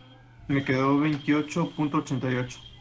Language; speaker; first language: Spanish; native; Spanish